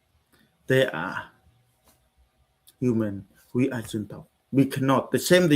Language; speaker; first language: English; non-native, learner; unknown